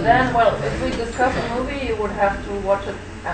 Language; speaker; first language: English; non-native, fluent; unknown